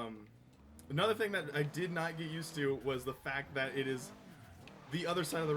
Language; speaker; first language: English; native; English